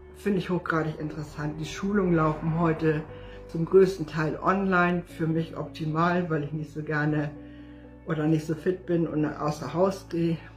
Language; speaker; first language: German; native; German